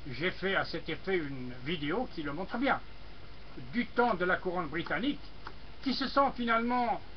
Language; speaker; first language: French; non-native, local second language; Arabic